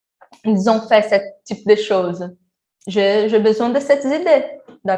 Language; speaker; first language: French; non-native, learner; Portuguese